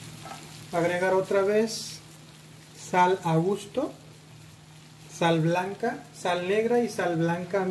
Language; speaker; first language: Spanish; non-native, fluent; Hindi